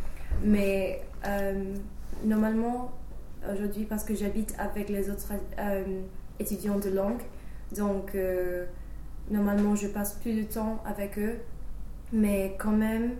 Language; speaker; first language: French; non-native, fluent; English